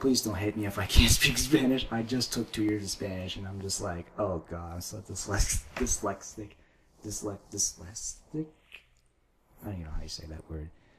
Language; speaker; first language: English; native; English